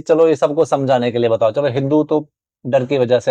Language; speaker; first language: Hindi; native; Hindi